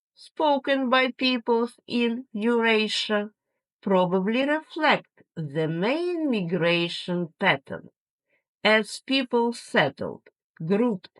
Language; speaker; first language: English; non-native, fluent; Ukrainian